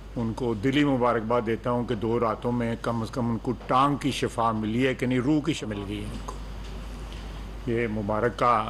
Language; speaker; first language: Urdu; non-native, local second language; Punjabi